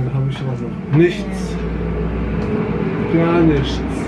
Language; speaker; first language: German; native; German